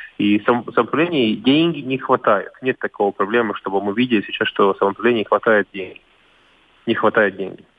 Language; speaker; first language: Russian; non-native, local second language; Latvian